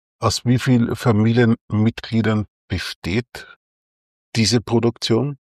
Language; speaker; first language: German; native; German